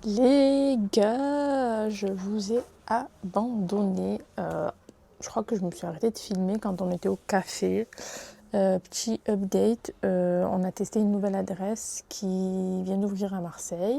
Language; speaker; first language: French; native; French